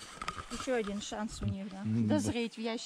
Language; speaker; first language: Russian; native; Russian